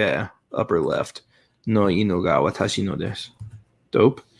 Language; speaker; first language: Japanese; non-native, learner; English